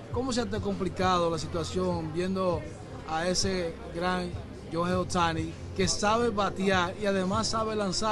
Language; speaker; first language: Spanish; native; Spanish